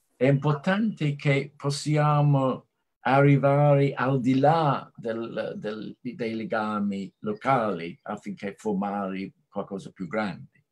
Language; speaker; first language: Italian; non-native, fluent; English